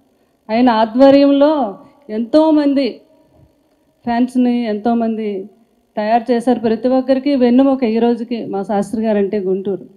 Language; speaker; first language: Telugu; native; Telugu